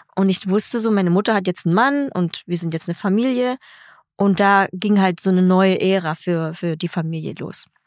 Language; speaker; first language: German; early bilingual, other home language; Vietnamese